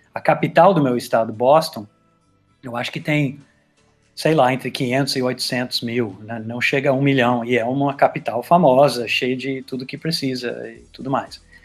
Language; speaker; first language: Portuguese; non-native, fluent; English